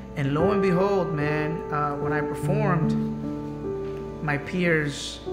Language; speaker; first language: English; native; English